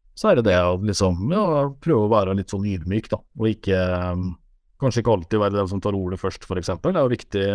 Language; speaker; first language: Norwegian; native; Norwegian